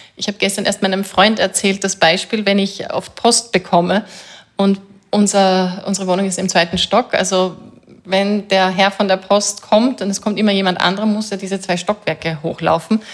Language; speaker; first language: German; native; German